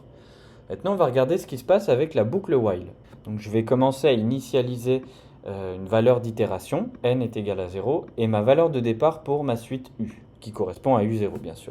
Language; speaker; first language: French; native; French